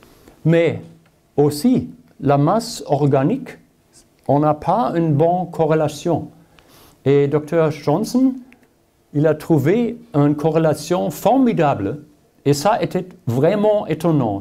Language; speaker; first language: French; non-native, learner; German